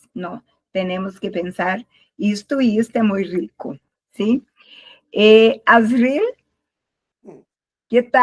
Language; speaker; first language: Spanish; non-native, learner; Portuguese